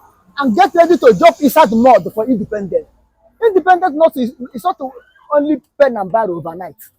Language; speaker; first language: English; non-native, local second language; Igbo